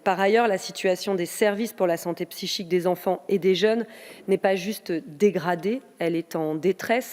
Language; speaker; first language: French; native; French